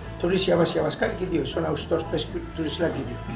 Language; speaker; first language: Turkish; early bilingual, heritage; Greek